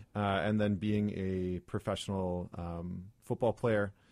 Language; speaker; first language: English; native; English